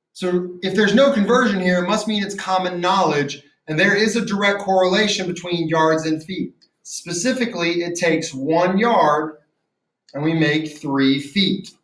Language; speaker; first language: English; native; English